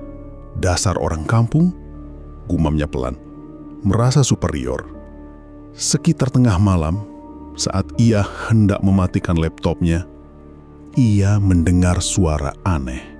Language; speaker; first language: Indonesian; native; Indonesian